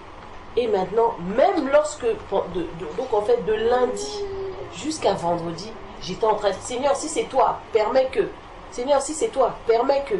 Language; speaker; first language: French; native; French